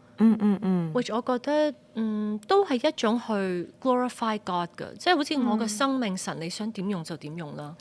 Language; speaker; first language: Cantonese; native; Cantonese